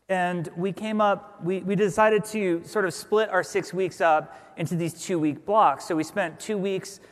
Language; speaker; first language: English; native; English